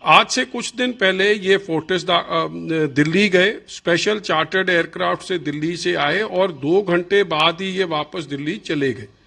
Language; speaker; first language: Hindi; non-native, local second language; Punjabi